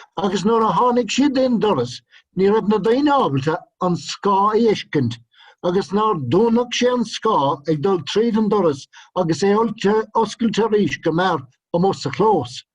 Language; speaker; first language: Irish; native; Irish